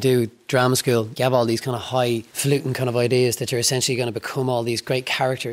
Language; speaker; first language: English; native; English